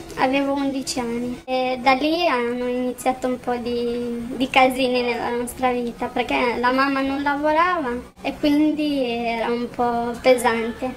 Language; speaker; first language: Italian; non-native, fluent; Romanian